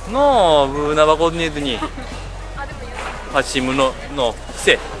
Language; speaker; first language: Russian; non-native, learner; Japanese